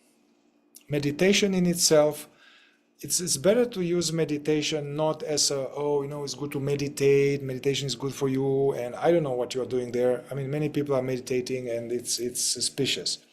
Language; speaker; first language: English; non-native, fluent; Romanian